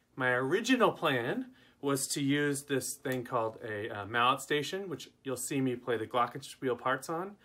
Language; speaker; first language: English; native; English